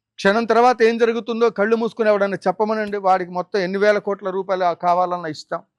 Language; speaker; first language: Telugu; native; Telugu